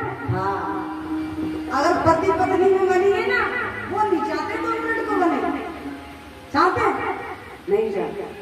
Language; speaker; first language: Hindi; native; Hindi